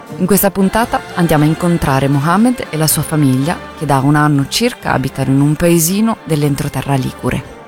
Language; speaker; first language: Italian; native; Italian